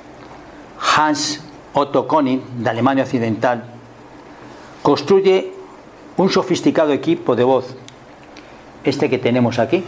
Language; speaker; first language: Spanish; native; Spanish